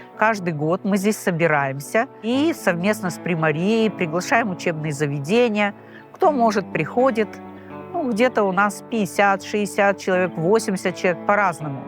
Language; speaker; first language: Russian; non-native, local second language; Gagauz